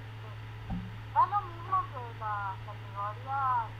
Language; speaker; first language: Spanish; native; Spanish